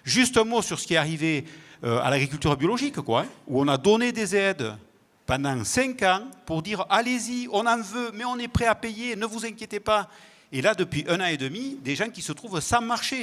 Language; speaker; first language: French; native; French